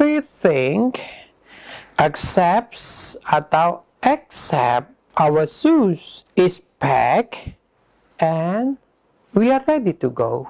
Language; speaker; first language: English; non-native, fluent; Indonesian